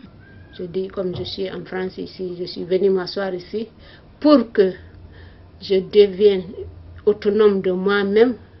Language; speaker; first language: French; non-native, learner; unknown